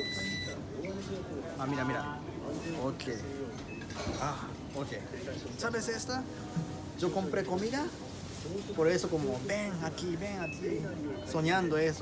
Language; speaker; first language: Spanish; non-native, learner; Japanese